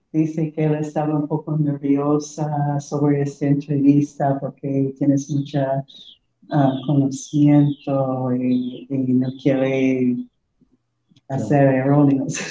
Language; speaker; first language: Spanish; non-native, learner; English